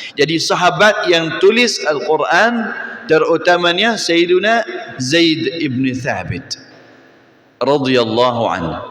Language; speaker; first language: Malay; non-native, fluent; Arabic